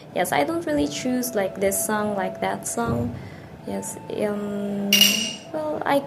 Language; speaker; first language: English; non-native, local second language; Filipino